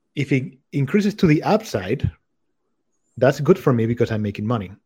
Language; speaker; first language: English; non-native, fluent; Spanish